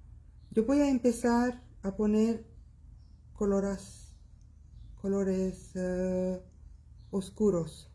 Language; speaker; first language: Spanish; non-native, local second language; Arabic